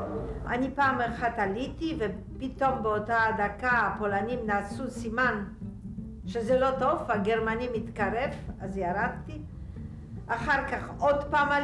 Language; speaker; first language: Hebrew; non-native, fluent; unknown